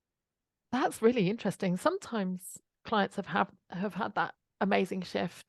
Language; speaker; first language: English; native; English